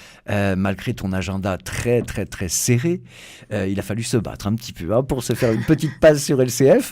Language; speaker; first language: French; native; French